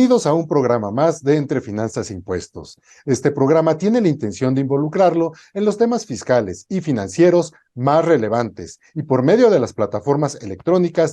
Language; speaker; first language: Spanish; native; Spanish